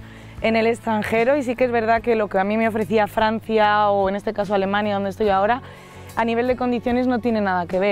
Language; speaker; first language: Spanish; native; Spanish